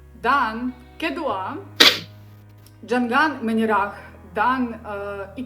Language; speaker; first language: Indonesian; non-native, learner; Ukrainian